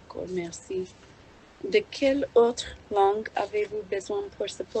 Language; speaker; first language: French; non-native, learner; English